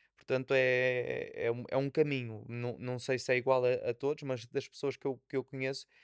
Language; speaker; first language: Portuguese; native; Portuguese